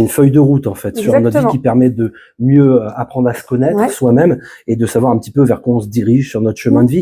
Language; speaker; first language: French; native; French